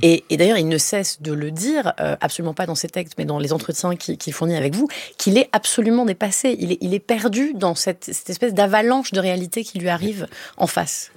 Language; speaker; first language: French; native; French